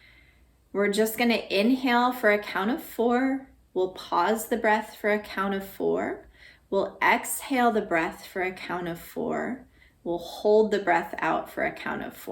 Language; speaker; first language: English; native; English